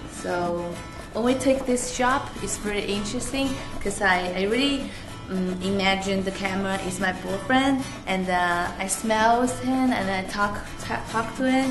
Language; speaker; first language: English; non-native, fluent; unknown